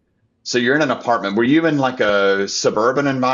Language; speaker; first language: English; native; English